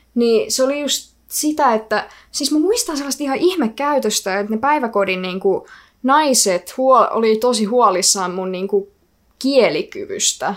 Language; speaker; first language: Finnish; early bilingual, other home language; Icelandic